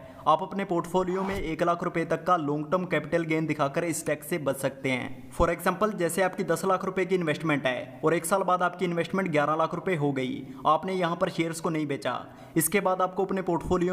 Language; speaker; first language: Hindi; native; Hindi